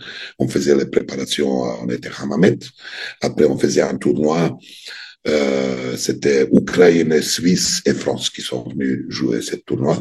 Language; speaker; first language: French; non-native, fluent; Serbian